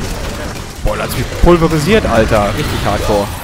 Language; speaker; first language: German; native; German